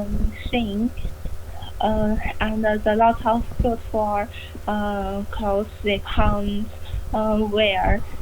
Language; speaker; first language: English; non-native, learner; Chinese